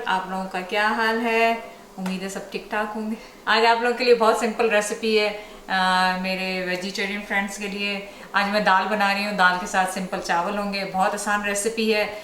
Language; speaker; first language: Urdu; native; Urdu